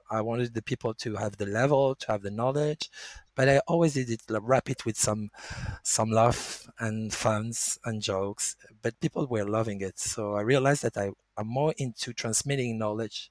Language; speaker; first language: English; non-native, fluent; French